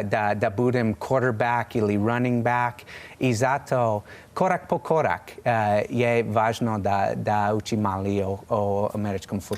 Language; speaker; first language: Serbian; non-native, learner; English